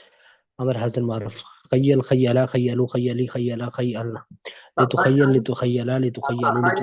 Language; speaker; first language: Arabic; non-native, learner; Urdu